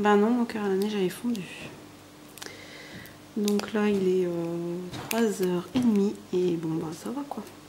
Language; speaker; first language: French; native; French